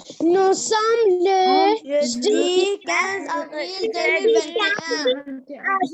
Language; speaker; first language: French; non-native, learner; Arabic